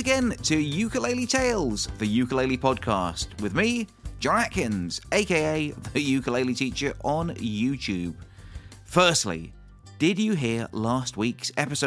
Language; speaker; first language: English; native; English